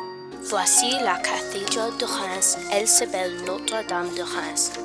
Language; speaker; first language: French; non-native, learner; English